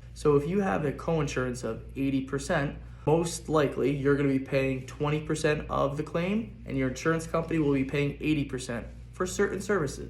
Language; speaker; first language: English; native; English